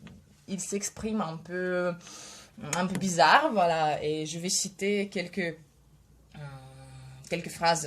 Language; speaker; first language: French; non-native, fluent; Russian